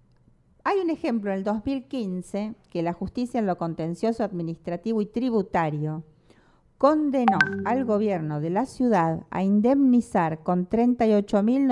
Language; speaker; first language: Spanish; native; Spanish